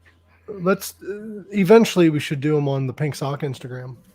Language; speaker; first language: English; native; English